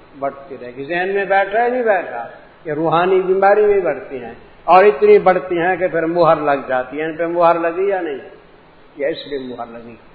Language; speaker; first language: Urdu; non-native, local second language; Punjabi